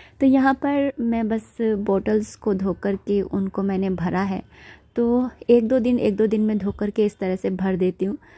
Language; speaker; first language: Hindi; native; Hindi